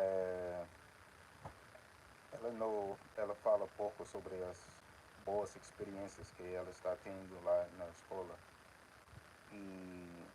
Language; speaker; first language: Portuguese; non-native, fluent; English